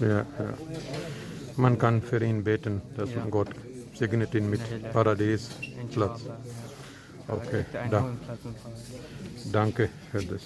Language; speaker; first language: German; non-native, learner; Urdu